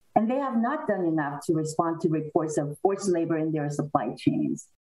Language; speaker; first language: English; non-native, fluent; Korean